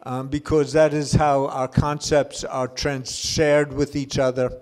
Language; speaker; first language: English; native; English